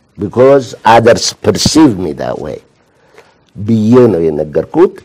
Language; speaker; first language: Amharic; non-native, local second language; Oromo